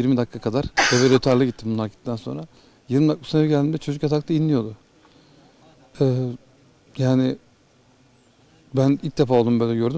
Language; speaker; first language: Turkish; native; Turkish